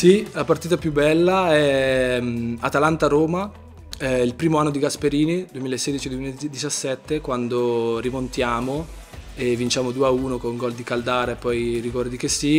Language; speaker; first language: Italian; native; Italian